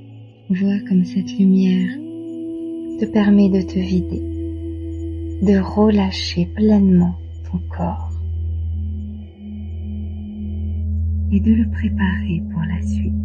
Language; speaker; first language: French; native; French